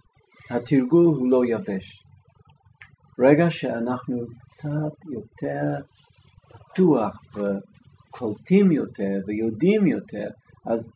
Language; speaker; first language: Hebrew; non-native, fluent; English